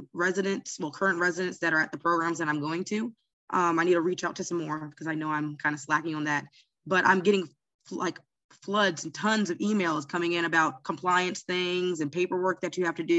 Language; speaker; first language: English; native; English